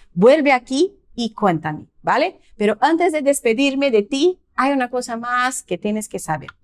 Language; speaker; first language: Spanish; non-native, fluent; Portuguese